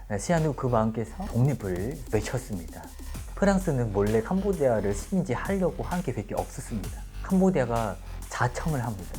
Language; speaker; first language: Korean; non-native, fluent; Khmer